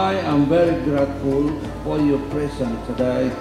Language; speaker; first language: English; non-native, fluent; Kazakh